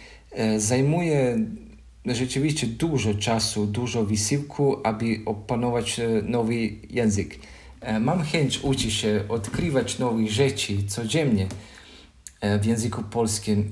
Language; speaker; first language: Polish; non-native, learner; Croatian